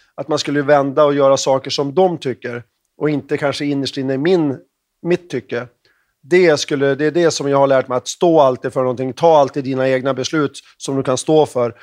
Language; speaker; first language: Swedish; native; Swedish